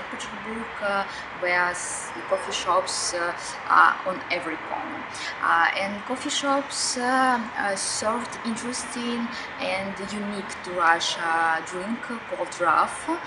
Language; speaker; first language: English; non-native, learner; Russian